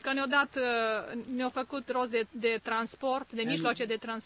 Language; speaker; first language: Romanian; native; Romanian